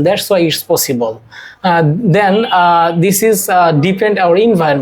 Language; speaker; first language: English; non-native, learner; Bangla